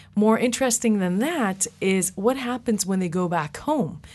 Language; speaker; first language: English; early bilingual, other home language; Persian